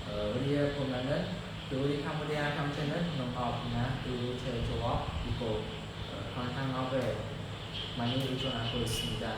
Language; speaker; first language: Korean; non-native, learner; Khmer